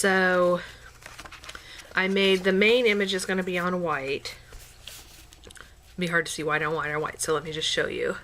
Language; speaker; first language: English; native; English